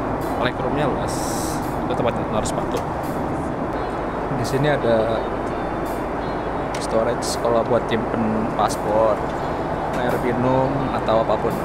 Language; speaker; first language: Indonesian; native; Indonesian